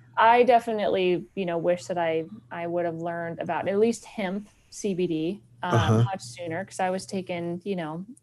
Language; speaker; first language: English; native; English